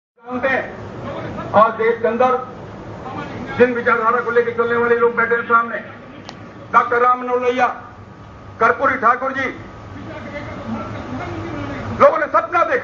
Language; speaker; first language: Hindi; native; Hindi